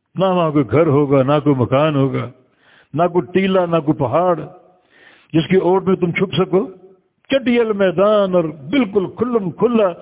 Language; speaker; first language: Urdu; native; Urdu